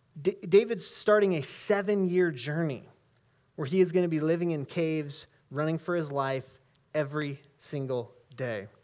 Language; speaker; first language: English; native; English